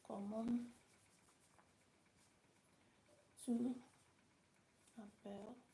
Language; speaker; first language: French; non-native, learner; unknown